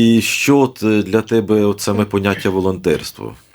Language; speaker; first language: Ukrainian; native; Ukrainian